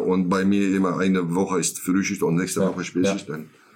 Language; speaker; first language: German; non-native, learner; Kurdish